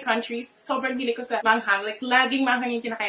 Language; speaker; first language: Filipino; non-native, learner; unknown